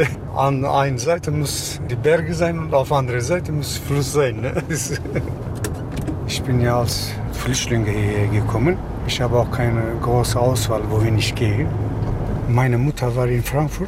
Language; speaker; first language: German; non-native, fluent; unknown